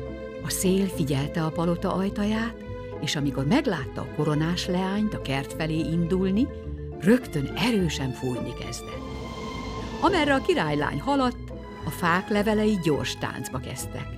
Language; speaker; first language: Hungarian; native; Hungarian